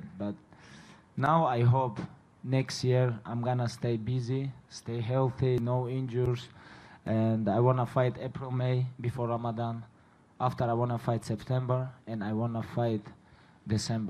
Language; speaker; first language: English; non-native, fluent; Russian